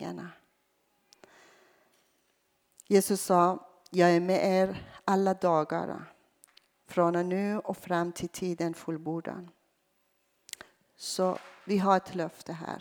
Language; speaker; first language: Swedish; non-native, fluent; Persian